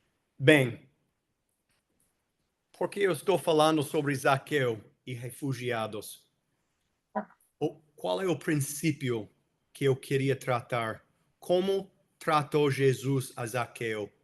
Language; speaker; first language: Portuguese; non-native, fluent; English